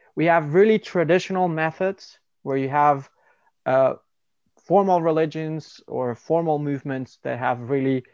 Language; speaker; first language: English; non-native, fluent; Spanish